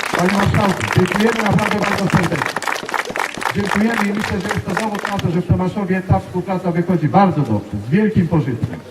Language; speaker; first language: Polish; native; Polish